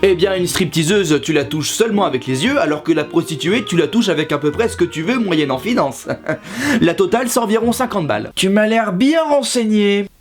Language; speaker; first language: French; native; French